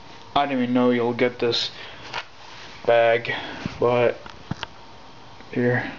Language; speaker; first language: English; native; English